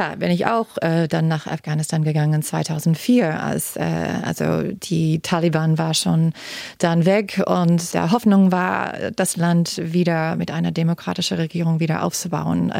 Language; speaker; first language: German; non-native, fluent; English